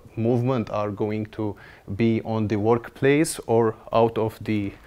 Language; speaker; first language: English; non-native, fluent; Armenian